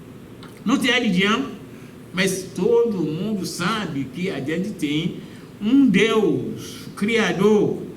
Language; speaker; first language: Portuguese; non-native, fluent; Yoruba